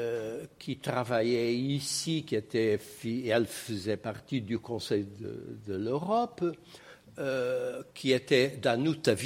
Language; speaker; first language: French; non-native, fluent; Portuguese